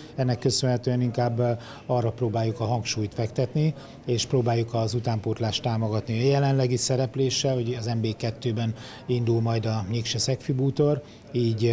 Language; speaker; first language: Hungarian; native; Hungarian